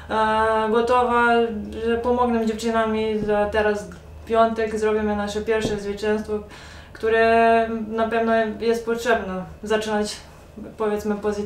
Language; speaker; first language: Polish; non-native, learner; Serbian